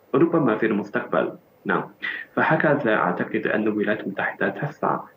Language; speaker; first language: Arabic; non-native, fluent; Chinese